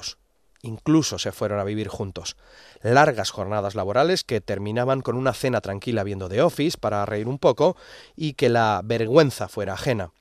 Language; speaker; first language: Spanish; native; Spanish